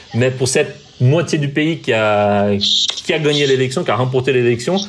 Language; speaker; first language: French; non-native, fluent; Portuguese